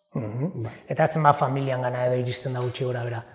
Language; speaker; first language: Basque; native; Basque